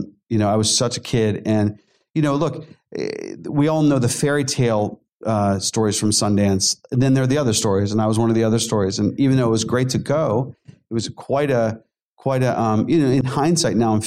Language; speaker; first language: English; native; English